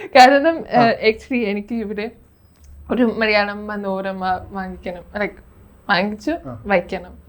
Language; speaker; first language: Malayalam; non-native, fluent; German